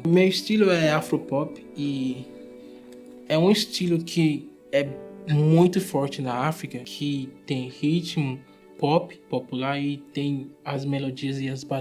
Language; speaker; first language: Portuguese; non-native, fluent; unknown